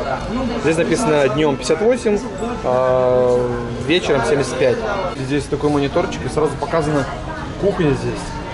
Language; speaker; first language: Russian; native; Russian